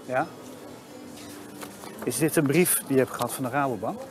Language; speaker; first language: Dutch; native; Dutch